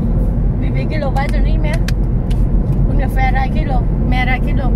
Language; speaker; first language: German; non-native, learner; Vietnamese